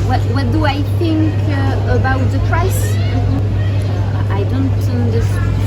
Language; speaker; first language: English; non-native, learner; French